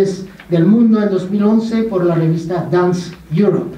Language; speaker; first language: Spanish; non-native, fluent; French